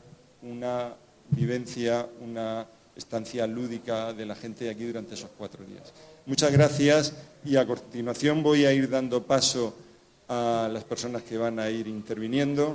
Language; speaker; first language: Spanish; native; Spanish